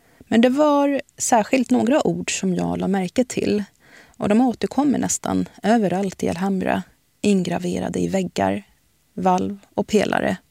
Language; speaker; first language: Swedish; early bilingual, other home language; Arabic